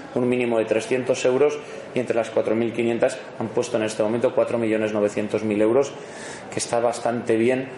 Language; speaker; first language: Spanish; native; Spanish